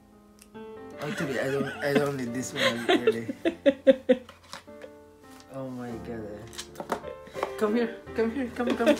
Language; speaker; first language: English; non-native, learner; Filipino